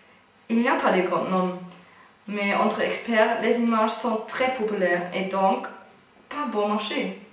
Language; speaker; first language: French; non-native, learner; German